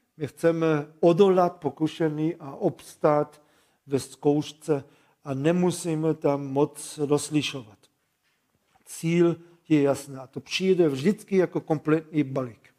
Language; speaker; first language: Czech; non-native, fluent; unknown